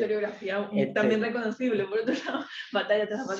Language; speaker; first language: Spanish; native; Spanish